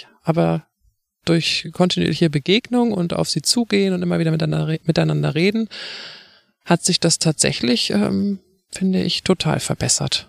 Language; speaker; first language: German; native; German